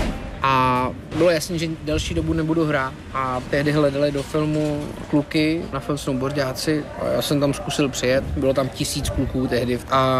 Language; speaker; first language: Czech; native; Czech